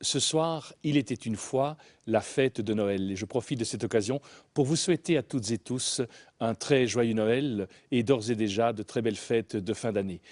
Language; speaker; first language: French; native; French